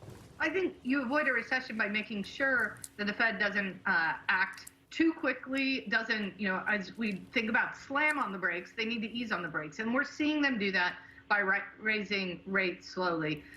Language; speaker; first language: English; native; English